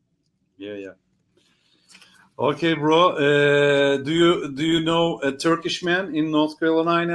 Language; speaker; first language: English; non-native, learner; Turkish